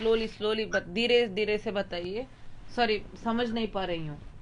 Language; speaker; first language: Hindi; non-native, local second language; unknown